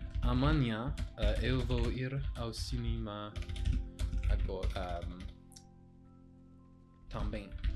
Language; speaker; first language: Portuguese; non-native, learner; English